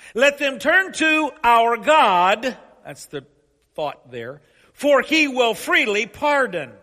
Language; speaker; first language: English; native; English